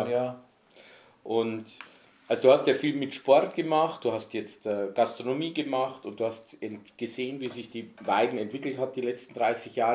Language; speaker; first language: German; native; German